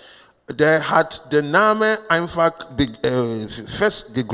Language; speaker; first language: German; non-native, learner; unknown